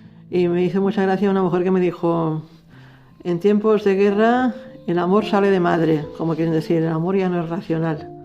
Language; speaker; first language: Spanish; native; Spanish